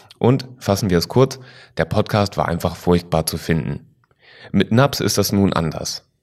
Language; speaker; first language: German; native; German